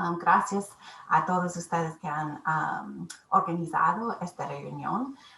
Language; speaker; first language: Spanish; non-native, learner; English